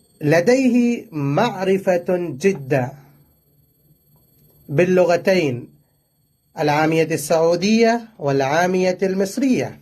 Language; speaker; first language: Arabic; non-native, learner; Tamil